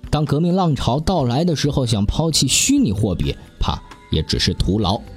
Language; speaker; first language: Chinese; native; Chinese